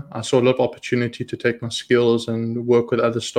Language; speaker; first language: English; native; English